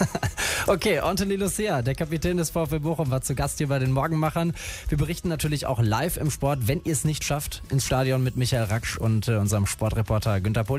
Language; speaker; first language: German; native; German